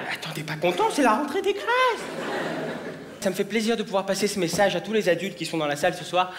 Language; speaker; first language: French; native; French